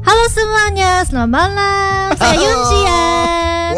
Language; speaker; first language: Indonesian; non-native, learner; Korean